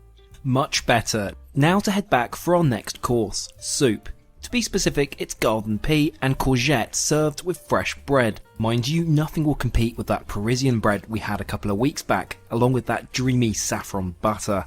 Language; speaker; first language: English; native; English